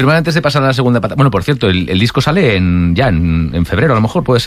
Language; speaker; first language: Spanish; native; Spanish